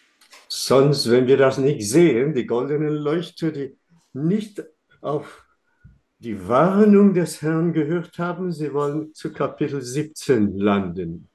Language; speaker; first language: German; non-native, fluent; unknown